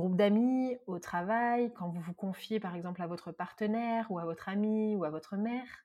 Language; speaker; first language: French; native; French